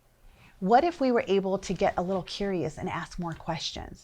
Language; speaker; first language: English; native; English